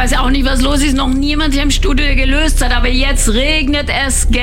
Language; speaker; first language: German; native; German